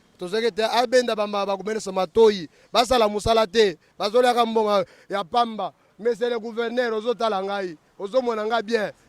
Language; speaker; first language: Lingala; native; Lingala